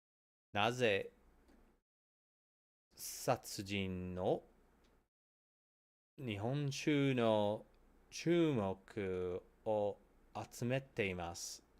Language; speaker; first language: Japanese; non-native, learner; English